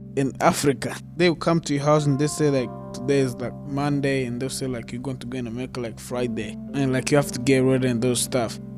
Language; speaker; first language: English; non-native, local second language; Kinyarwanda